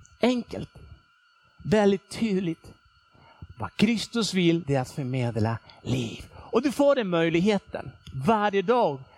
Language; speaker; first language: Swedish; non-native, fluent; Spanish